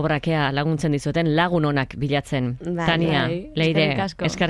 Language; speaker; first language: Basque; native; Basque